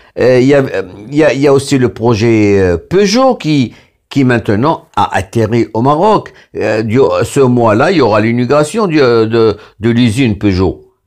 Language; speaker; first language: French; non-native, local second language; Arabic